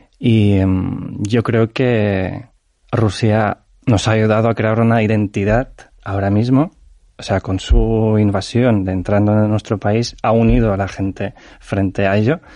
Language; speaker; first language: Spanish; non-native, fluent; Ukrainian